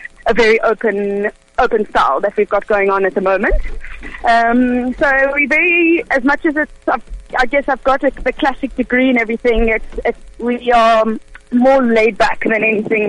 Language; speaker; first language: English; early bilingual, other home language; Hebrew